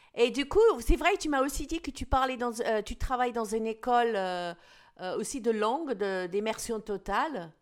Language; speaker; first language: French; non-native, fluent; English